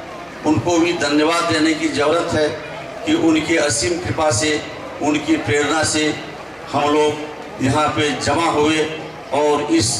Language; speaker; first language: Hindi; native; Hindi